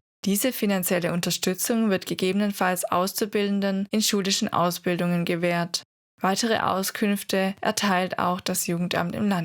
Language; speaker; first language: German; native; German